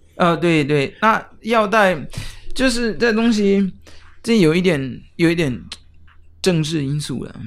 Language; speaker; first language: Chinese; non-native, fluent; French